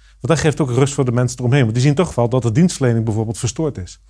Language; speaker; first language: Dutch; native; Dutch